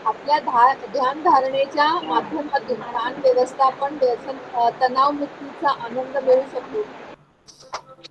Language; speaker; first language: Marathi; non-native, local second language; Hindi